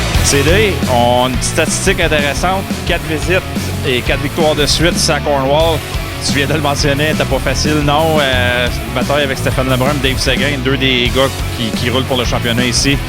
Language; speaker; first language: French; native; French